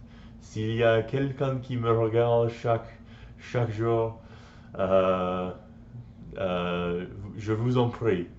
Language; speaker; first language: French; non-native, learner; English